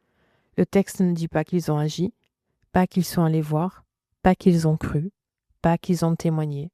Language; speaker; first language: French; native; French